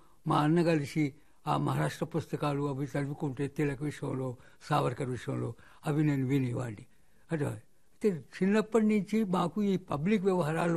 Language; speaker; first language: Telugu; non-native, local second language; Marathi